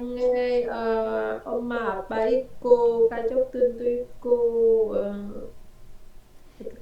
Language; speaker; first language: Korean; non-native, learner; Vietnamese